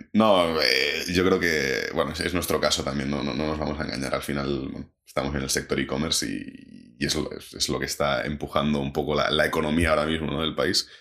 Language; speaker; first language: Spanish; native; Spanish